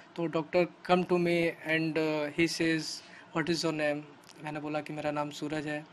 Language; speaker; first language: Hindi; native; Hindi